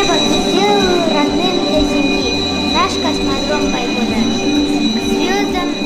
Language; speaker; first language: Russian; non-native, local second language; Kazakh